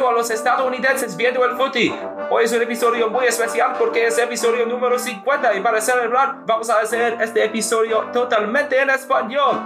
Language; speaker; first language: Spanish; non-native, learner; English